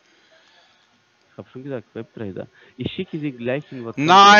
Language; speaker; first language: German; non-native, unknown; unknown